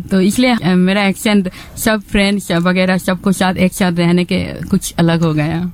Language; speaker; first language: Hindi; non-native, fluent; Bangla